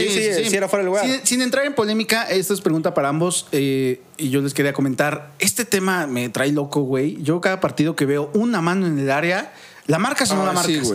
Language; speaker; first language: Spanish; native; Spanish